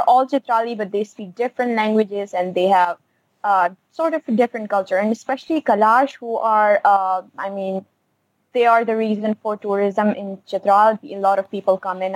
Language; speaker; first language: English; non-native, local second language; Khowar